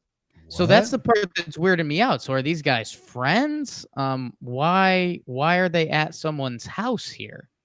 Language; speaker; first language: English; native; English